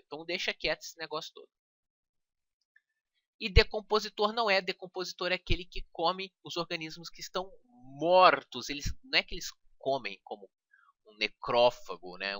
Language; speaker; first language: Portuguese; native; Portuguese